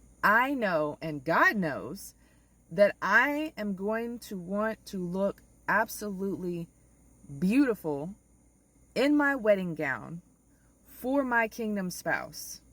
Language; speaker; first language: English; native; English